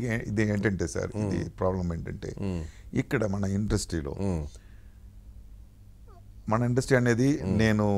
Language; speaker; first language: Telugu; non-native, learner; Tamil